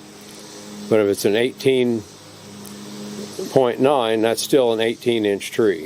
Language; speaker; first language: English; native; English